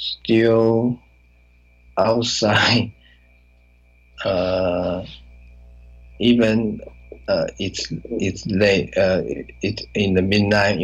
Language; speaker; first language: English; non-native, learner; Chinese